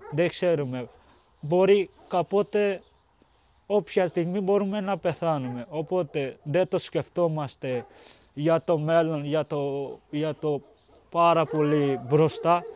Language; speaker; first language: Greek; non-native, fluent; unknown